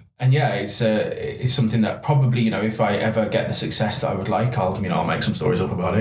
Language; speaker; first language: English; native; English